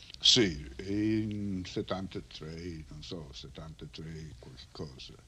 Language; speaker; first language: Italian; non-native, learner; English